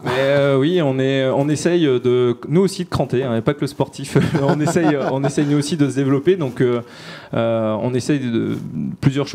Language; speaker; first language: French; native; French